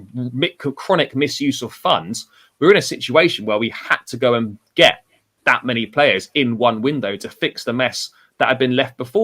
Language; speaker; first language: English; native; English